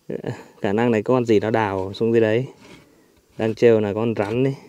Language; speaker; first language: Vietnamese; native; Vietnamese